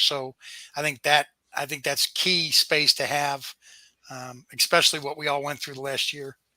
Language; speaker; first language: English; native; English